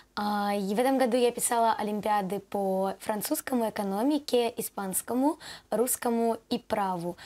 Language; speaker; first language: Russian; native; Russian